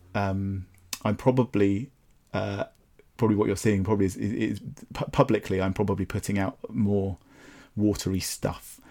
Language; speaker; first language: English; native; English